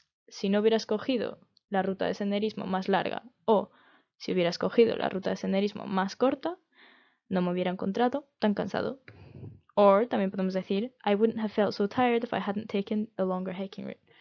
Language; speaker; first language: Spanish; native; Spanish